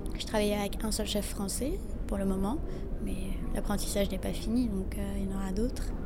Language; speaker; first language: French; non-native, local second language; Arabic